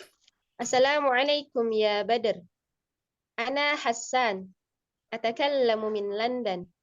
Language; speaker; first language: Arabic; non-native, learner; Indonesian